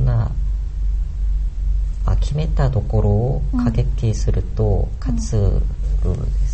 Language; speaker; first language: Japanese; non-native, learner; Korean